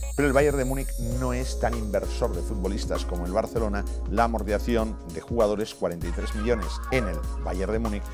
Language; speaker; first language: Spanish; native; Spanish